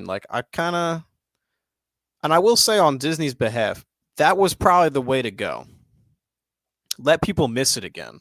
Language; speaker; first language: English; native; English